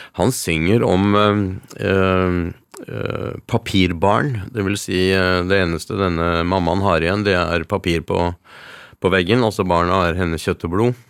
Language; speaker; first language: Norwegian; early bilingual, other home language; Yiddish